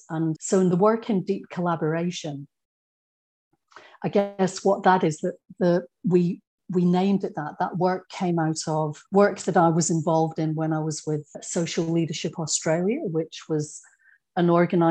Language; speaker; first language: English; native; English